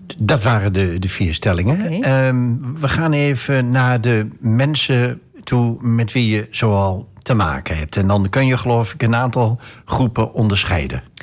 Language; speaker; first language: Dutch; native; Dutch